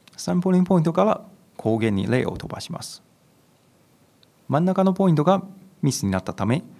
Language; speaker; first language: Japanese; non-native, fluent; Chinese